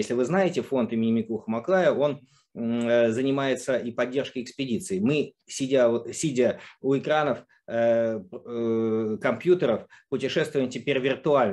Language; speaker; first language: Russian; native; Russian